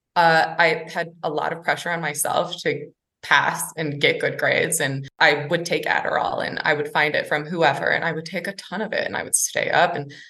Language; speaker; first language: English; native; English